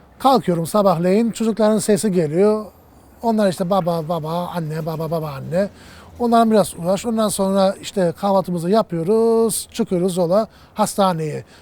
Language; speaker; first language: Turkish; early bilingual, heritage; Turkish